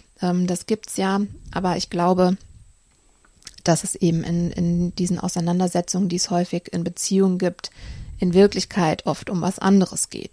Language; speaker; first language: German; native; German